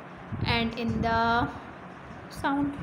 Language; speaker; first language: English; non-native, fluent; Urdu